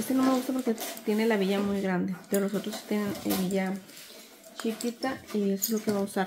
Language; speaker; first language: Spanish; native; Spanish